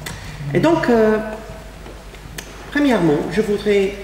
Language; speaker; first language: French; non-native, fluent; English